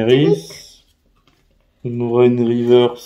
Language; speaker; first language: French; native; French